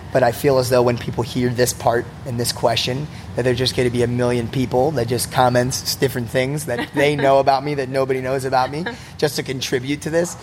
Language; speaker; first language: English; native; English